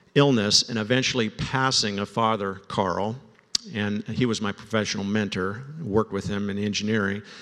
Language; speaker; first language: English; native; English